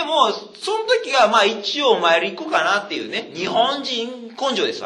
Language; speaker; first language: Japanese; native; Japanese